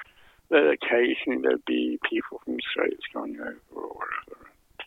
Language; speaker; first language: English; native; English